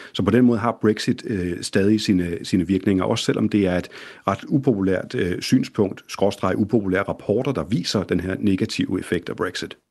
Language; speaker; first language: Danish; native; Danish